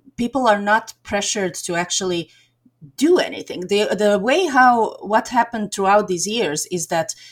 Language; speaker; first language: English; non-native, fluent; Serbian